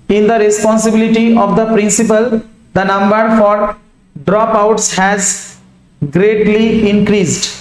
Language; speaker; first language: English; non-native, local second language; Bangla